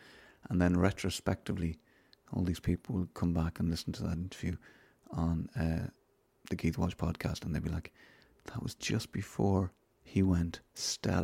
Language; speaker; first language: English; native; English